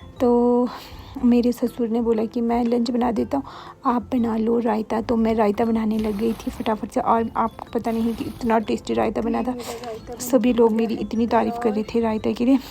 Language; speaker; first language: Hindi; non-native, local second language; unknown